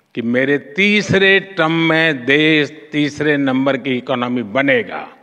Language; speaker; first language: Hindi; non-native, local second language; Gujarati